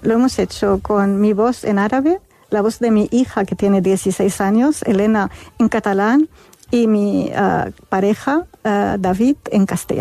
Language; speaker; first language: Spanish; non-native, fluent; Arabic